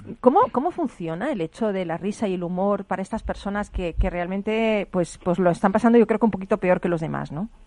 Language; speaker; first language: Spanish; native; Spanish